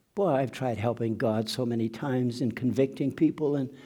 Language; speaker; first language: English; non-native, fluent; German